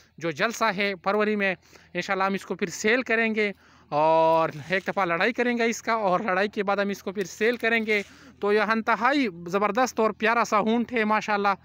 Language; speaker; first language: Urdu; non-native, local second language; Pashto